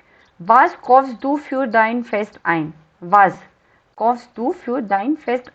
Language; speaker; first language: German; non-native, fluent; Hindi